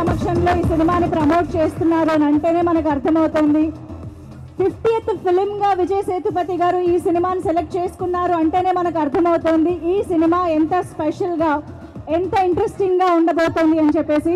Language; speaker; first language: Telugu; native; Telugu